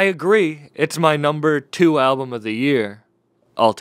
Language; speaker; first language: English; native; English